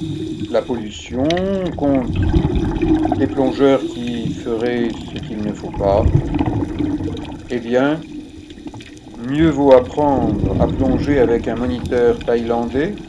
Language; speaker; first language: French; native; French